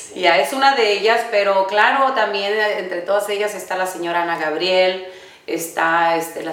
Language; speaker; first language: Spanish; native; Spanish